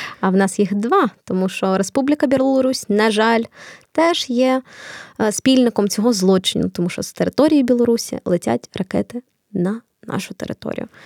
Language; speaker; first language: Ukrainian; non-native, local second language; Russian